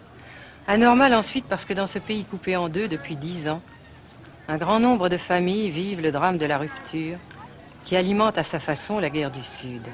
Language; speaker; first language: French; native; French